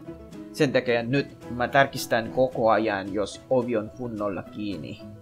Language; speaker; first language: Finnish; non-native, learner; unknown